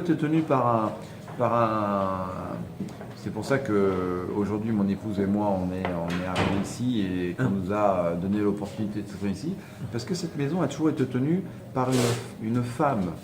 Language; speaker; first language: French; native; French